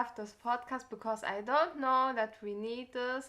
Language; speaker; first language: English; non-native, learner; German